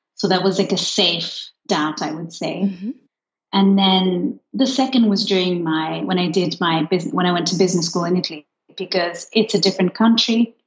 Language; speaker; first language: English; non-native, fluent; Luxembourgish